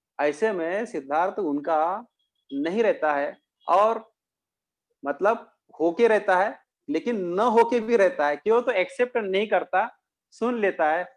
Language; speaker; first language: Hindi; non-native, local second language; Marathi